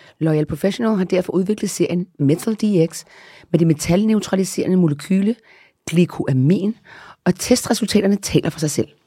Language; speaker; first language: Danish; native; Danish